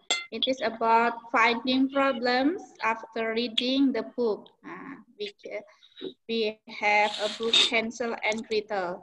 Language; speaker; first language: English; non-native, learner; Indonesian